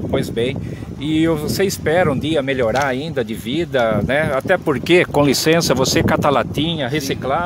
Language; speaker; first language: Portuguese; native; Portuguese